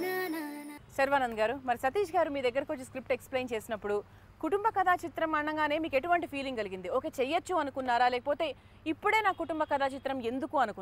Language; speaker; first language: Telugu; native; Telugu